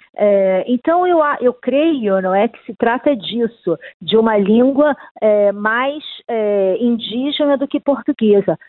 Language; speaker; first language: Portuguese; native; Portuguese